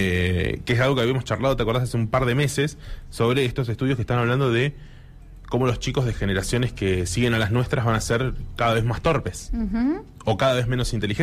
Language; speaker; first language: Spanish; native; Spanish